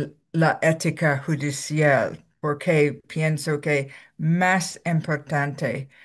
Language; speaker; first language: Spanish; non-native, learner; English